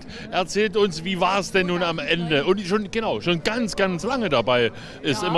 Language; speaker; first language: German; native; German